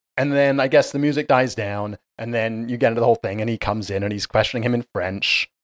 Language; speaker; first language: English; native; English